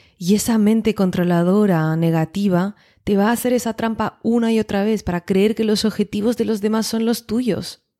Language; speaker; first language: Spanish; non-native, fluent; French